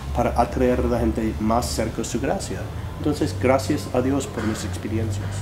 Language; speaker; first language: Spanish; non-native, fluent; English